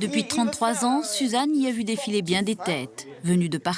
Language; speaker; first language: French; native; French